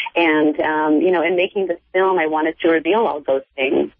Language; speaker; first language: English; native; English